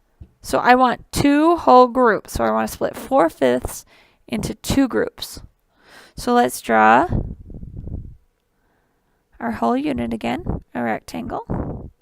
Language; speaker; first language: English; native; English